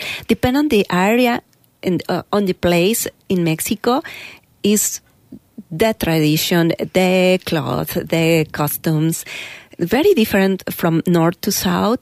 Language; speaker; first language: English; non-native, learner; Spanish